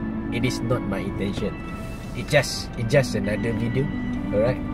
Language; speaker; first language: English; non-native, local second language; Malay